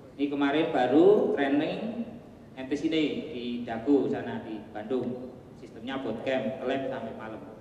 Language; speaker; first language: Indonesian; non-native, local second language; Javanese